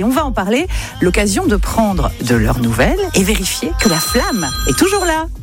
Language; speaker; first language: French; native; French